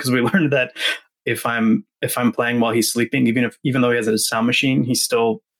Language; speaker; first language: English; native; English